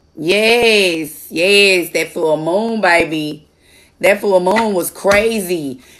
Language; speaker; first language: English; native; English